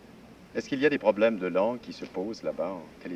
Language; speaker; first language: French; native; French